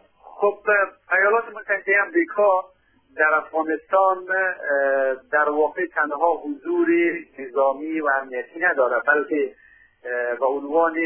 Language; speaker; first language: Persian; native; Persian